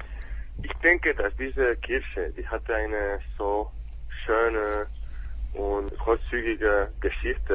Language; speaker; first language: German; non-native, learner; Spanish